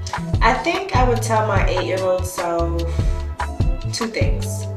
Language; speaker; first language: English; native; English